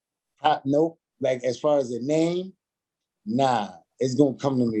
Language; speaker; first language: English; native; English